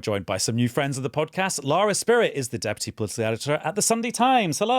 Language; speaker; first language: English; native; English